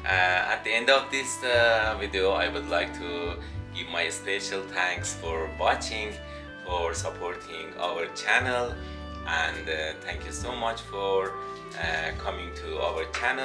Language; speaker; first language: English; non-native, learner; Azerbaijani